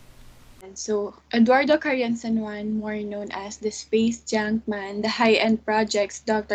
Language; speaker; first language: English; non-native, local second language; Filipino